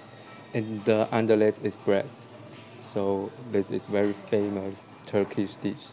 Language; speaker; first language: English; non-native, learner; Chinese